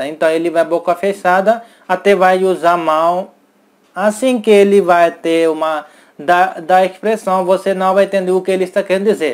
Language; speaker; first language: Portuguese; non-native, learner; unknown